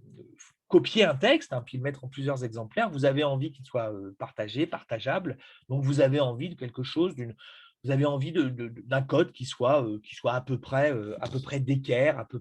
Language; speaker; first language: French; native; French